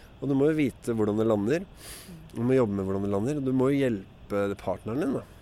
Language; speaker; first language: Norwegian; native; Norwegian